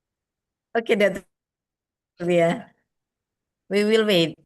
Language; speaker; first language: English; non-native, fluent; Indonesian